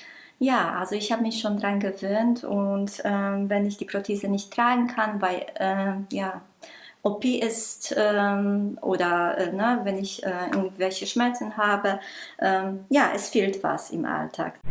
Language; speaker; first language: German; non-native, local second language; Polish